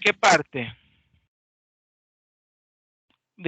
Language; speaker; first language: Spanish; native; Spanish